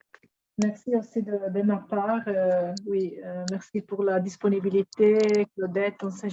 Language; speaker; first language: French; non-native, fluent; Italian